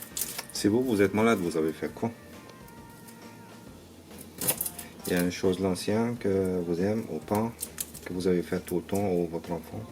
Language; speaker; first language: French; non-native, learner; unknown